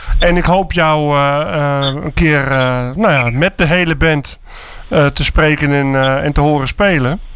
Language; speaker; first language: Dutch; native; Dutch